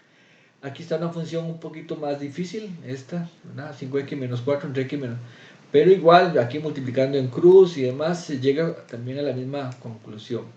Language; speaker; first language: Spanish; native; Spanish